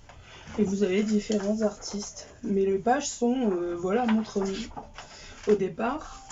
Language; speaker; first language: French; native; French